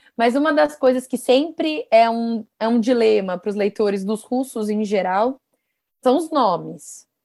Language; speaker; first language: Portuguese; native; Portuguese